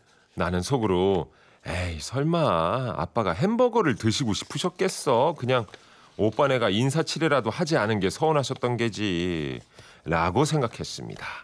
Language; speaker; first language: Korean; native; Korean